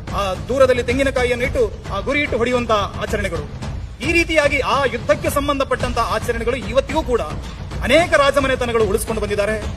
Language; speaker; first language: Kannada; non-native, local second language; Tulu